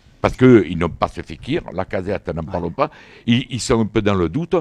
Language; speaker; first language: French; native; French